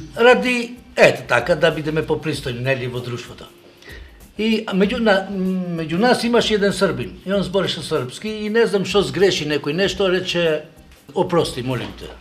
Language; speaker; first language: Macedonian; non-native, local second language; Albanian